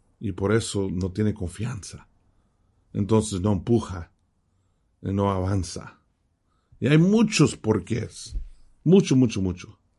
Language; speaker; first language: Spanish; early bilingual, heritage; Spanish